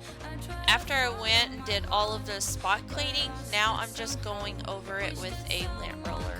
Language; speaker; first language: English; native; English